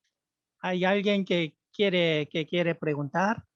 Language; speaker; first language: Spanish; non-native, fluent; Korean